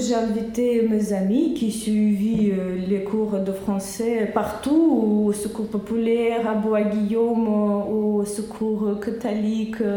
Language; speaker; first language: French; non-native, learner; Russian